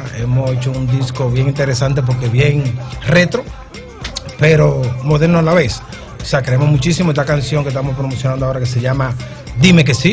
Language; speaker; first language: Spanish; native; Spanish